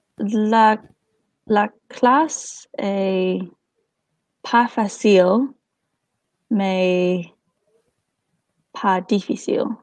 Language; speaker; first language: French; non-native, learner; English